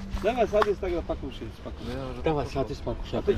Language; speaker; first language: Russian; non-native, local second language; Tajik